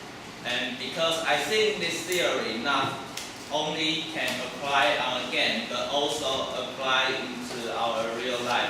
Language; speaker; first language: English; non-native, learner; Chinese